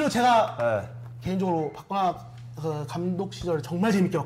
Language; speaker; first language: Korean; native; Korean